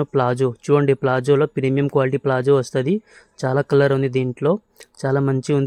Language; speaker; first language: Telugu; non-native, local second language; Hindi